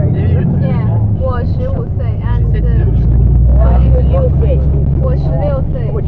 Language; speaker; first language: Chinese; non-native, learner; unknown